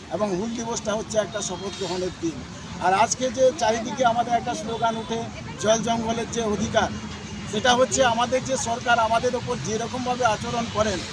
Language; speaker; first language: Bangla; non-native, local second language; Santali